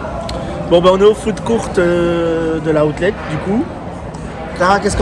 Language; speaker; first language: French; native; French